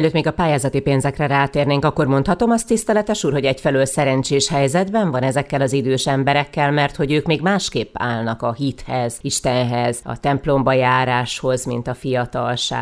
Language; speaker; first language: Hungarian; native; Hungarian